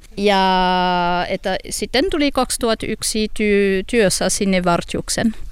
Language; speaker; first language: Finnish; non-native, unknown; French